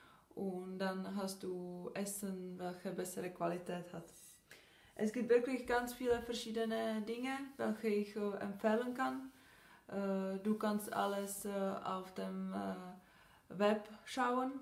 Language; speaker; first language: German; non-native, fluent; Czech